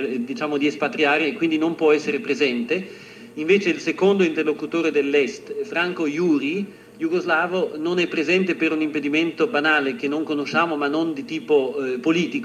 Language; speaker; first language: Italian; native; Italian